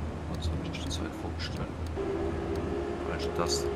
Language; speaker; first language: German; native; German